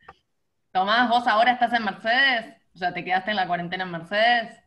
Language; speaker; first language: Spanish; native; Spanish